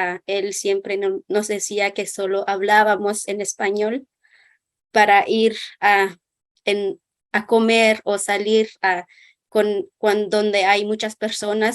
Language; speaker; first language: Spanish; non-native, local second language; Kʼicheʼ